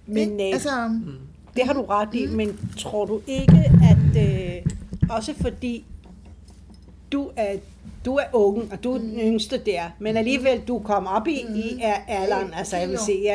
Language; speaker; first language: Danish; non-native, fluent; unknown